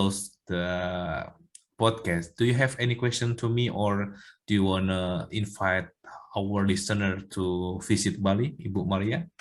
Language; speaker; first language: English; non-native, learner; Indonesian